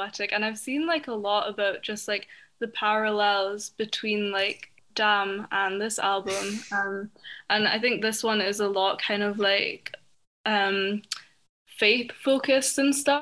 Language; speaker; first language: English; native; English